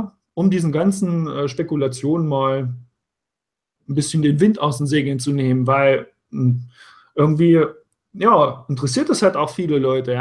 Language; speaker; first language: German; native; German